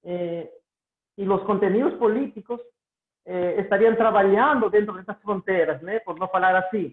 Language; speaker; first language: Portuguese; non-native, learner; Spanish